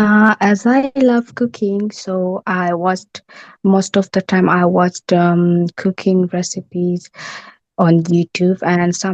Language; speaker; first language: English; non-native, learner; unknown